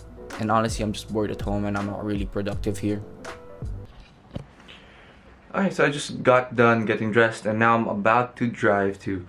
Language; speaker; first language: English; non-native, local second language; Filipino